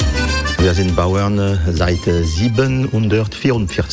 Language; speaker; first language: German; non-native, learner; French